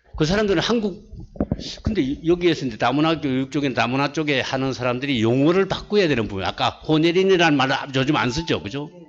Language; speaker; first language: Korean; native; Korean